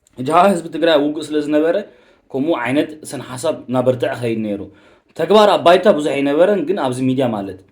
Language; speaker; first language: Tigrinya; early bilingual, heritage; Tigrinya